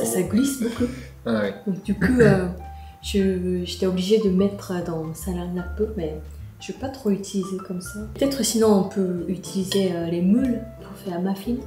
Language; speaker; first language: French; non-native, fluent; Japanese